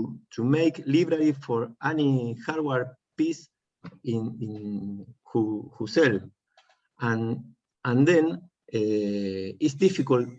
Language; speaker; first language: English; non-native, learner; Spanish